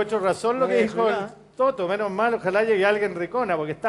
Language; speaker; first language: Spanish; native; Spanish